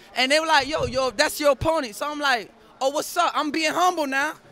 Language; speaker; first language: English; native; English